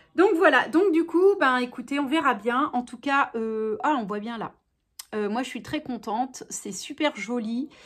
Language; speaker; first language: French; native; French